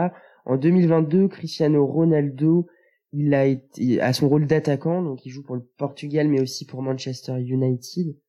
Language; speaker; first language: French; native; French